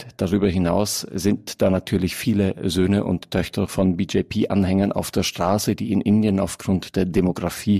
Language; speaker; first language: German; native; German